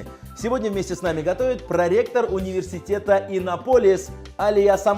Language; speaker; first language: Russian; native; Russian